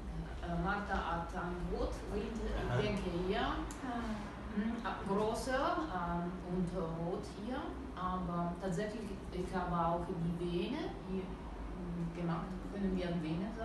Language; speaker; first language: German; non-native, learner; Italian